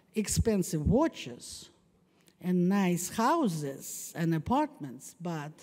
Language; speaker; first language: English; non-native, fluent; Russian